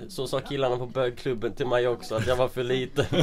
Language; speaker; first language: Swedish; native; Swedish